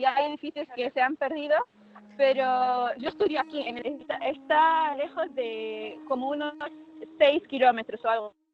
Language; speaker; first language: Spanish; non-native, fluent; Arabic